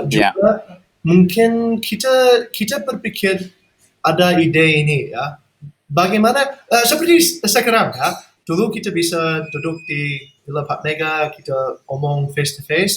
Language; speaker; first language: Indonesian; non-native, fluent; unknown